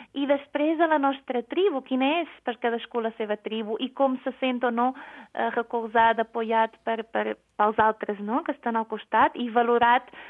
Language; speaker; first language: Catalan; non-native, fluent; Portuguese